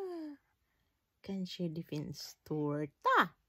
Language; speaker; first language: Swedish; non-native, learner; Filipino